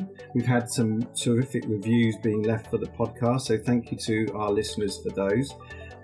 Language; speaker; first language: English; native; English